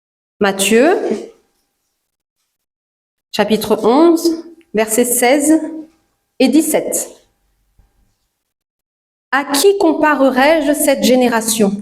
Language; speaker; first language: French; native; French